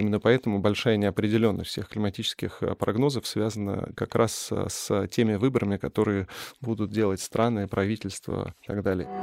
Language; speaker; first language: Russian; native; Russian